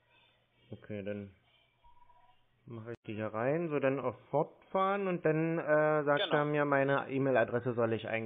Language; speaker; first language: German; native; German